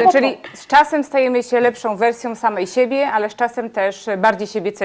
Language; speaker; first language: Polish; native; Polish